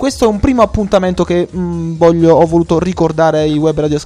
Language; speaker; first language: Italian; native; Italian